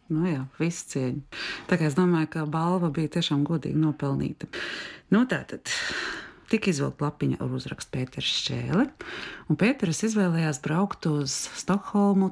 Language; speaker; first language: Latvian; native; Latvian